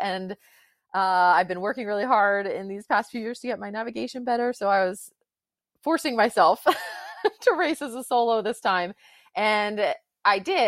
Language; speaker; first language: English; native; English